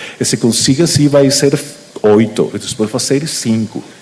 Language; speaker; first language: Portuguese; non-native, learner; Spanish